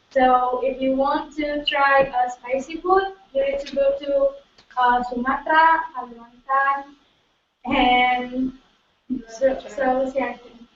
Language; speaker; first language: English; non-native, learner; Indonesian